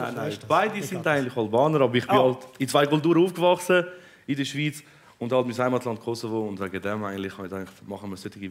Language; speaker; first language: German; early bilingual, other home language; Albanian